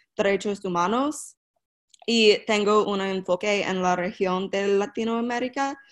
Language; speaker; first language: Spanish; non-native, learner; English